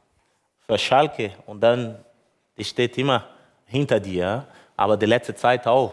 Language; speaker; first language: German; non-native, learner; Portuguese